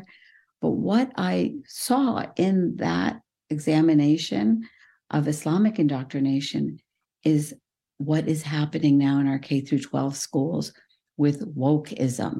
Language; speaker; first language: English; early bilingual, other home language; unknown